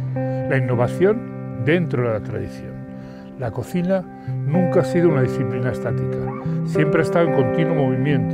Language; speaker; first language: Spanish; native; Spanish